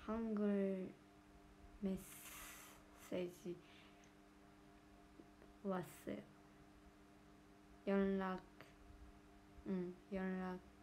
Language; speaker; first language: Korean; non-native, learner; Japanese